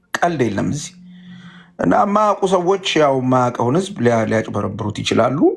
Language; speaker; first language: Amharic; native; Amharic